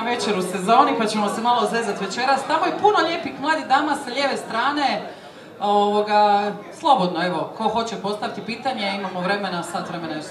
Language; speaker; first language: Croatian; native; Croatian